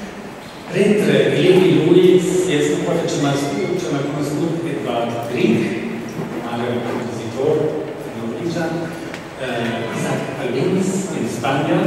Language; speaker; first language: Romanian; non-native, fluent; German